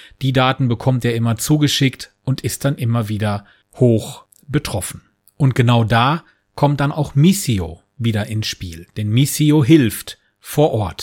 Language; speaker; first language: German; native; German